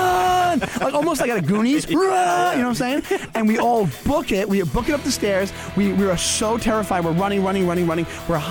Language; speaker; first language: English; native; English